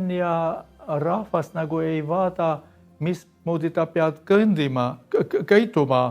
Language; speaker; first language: Estonian; non-native, learner; Armenian